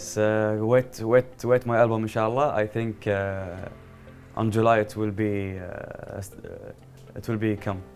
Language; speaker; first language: English; non-native, learner; Arabic